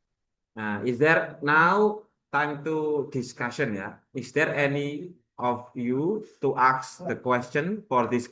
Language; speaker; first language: English; non-native, learner; Indonesian